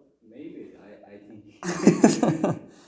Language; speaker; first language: English; non-native, learner; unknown